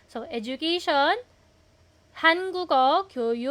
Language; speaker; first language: Korean; non-native, fluent; Filipino